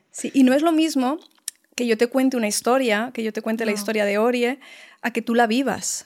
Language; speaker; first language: Spanish; native; Spanish